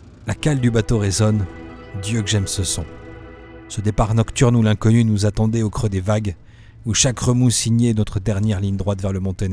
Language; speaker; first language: French; native; French